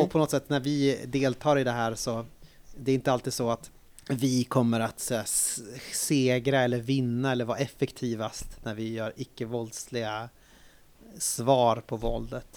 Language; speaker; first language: Swedish; native; Swedish